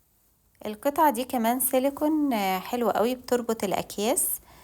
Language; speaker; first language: Arabic; native; Arabic